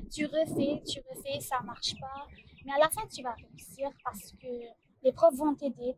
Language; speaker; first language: French; non-native, fluent; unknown